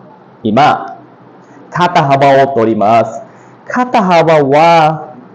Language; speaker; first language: Japanese; non-native, learner; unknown